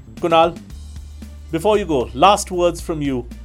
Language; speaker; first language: English; non-native, local second language; Bangla